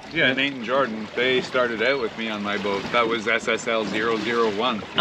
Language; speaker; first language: English; native; English